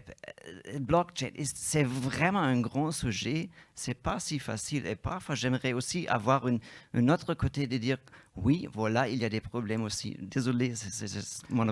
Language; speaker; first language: French; non-native, fluent; German